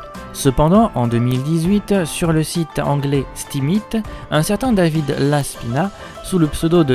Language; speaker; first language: French; native; French